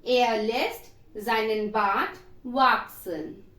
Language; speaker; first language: German; non-native, fluent; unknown